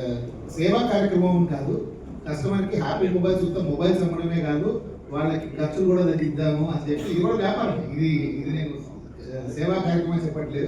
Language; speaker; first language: Telugu; native; Telugu